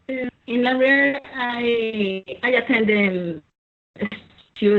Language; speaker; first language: English; non-native, learner; Spanish